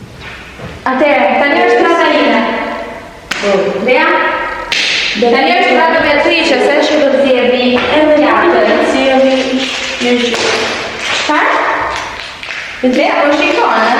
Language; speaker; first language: Albanian; early bilingual, heritage; Albanian